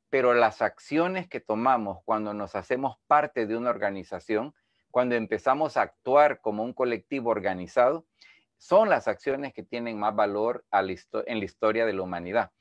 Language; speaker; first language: Spanish; native; Spanish